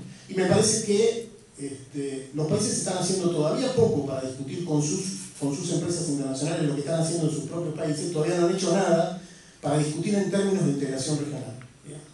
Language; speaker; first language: Spanish; native; Spanish